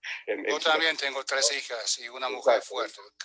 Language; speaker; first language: Spanish; non-native, fluent; German